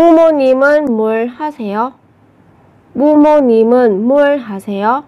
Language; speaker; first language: Korean; non-native, fluent; Vietnamese